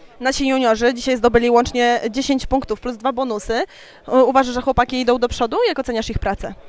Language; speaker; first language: Polish; native; Polish